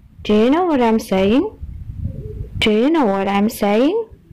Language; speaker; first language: English; non-native, fluent; Indonesian